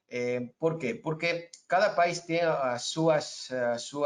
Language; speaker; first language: Portuguese; non-native, learner; Spanish